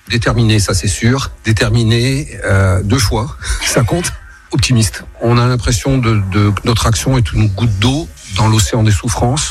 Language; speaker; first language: French; native; French